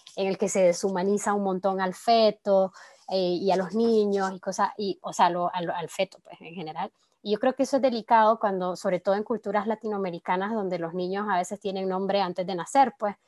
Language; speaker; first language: Spanish; native; Spanish